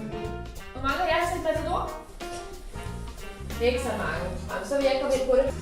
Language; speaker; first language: Danish; native; Danish